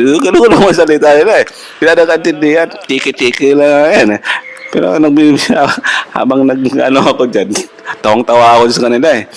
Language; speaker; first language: Filipino; non-native, local second language; Hiligaynon